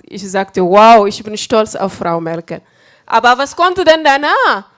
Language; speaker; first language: German; non-native, fluent; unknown